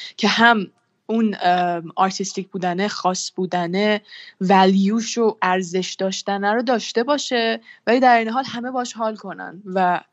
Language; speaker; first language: Persian; native; Persian